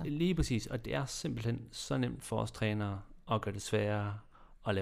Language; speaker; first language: Danish; native; Danish